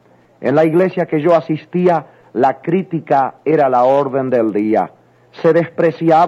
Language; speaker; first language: Spanish; native; Spanish